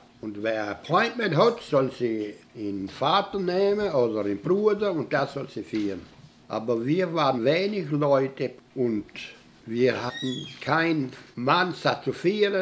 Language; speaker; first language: German; early bilingual, heritage; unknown